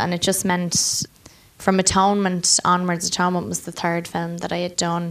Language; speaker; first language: English; native; English